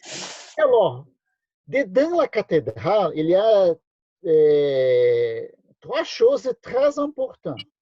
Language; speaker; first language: French; non-native, learner; Portuguese